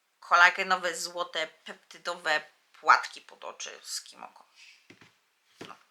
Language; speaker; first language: Polish; native; Polish